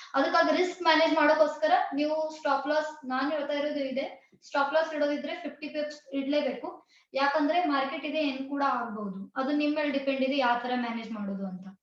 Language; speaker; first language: Kannada; non-native, local second language; Tulu